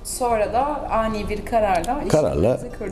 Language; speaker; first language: Turkish; native; Turkish